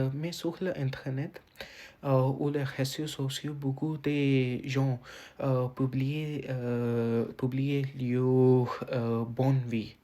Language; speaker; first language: French; non-native, learner; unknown